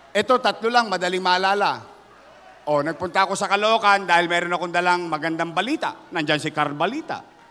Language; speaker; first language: Filipino; native; Filipino